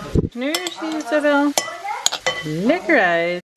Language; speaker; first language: Dutch; native; Dutch